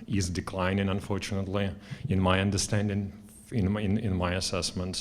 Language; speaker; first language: English; non-native, fluent; Russian